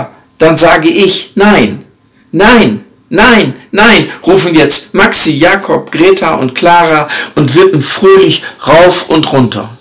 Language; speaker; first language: German; native; German